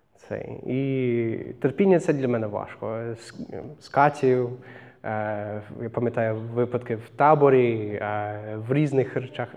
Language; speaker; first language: Ukrainian; non-native, fluent; English